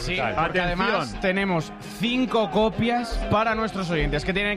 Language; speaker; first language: Spanish; native; Spanish